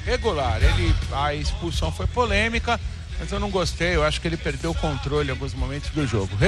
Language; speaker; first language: Portuguese; native; Portuguese